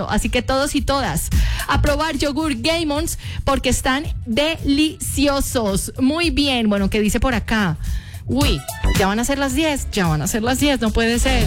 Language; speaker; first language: Spanish; native; Spanish